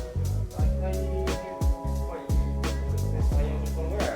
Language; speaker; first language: Japanese; native; Japanese